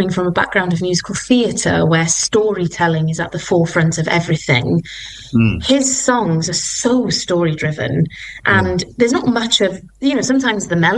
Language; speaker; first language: English; non-native, local second language; Welsh